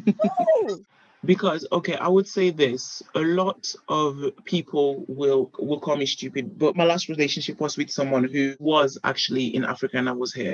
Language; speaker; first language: English; native; English